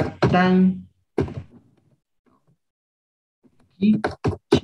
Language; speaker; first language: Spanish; non-native, local second language; Quechua